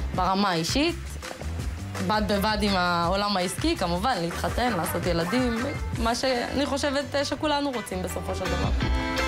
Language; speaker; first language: Hebrew; early bilingual, other home language; Russian